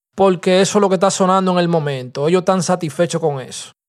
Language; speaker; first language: Spanish; native; Spanish